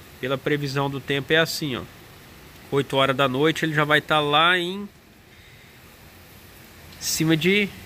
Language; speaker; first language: Portuguese; native; Portuguese